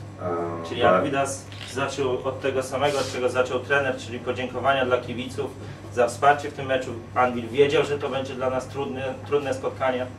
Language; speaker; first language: Polish; native; Polish